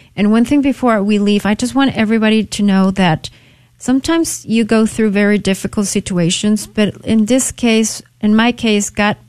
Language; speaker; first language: English; non-native, fluent; Spanish